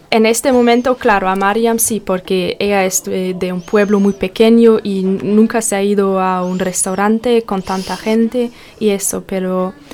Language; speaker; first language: Spanish; non-native, learner; German